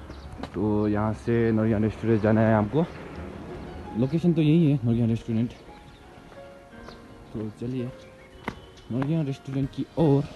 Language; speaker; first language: Hindi; non-native, local second language; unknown